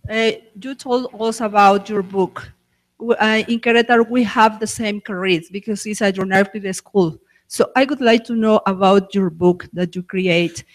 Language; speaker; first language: English; non-native, fluent; Spanish